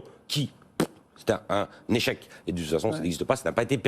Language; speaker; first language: French; native; French